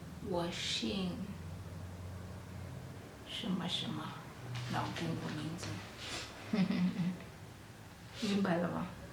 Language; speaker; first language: Chinese; non-native, fluent; Kalenjin